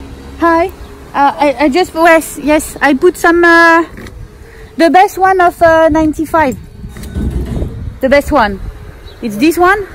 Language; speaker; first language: English; non-native, learner; French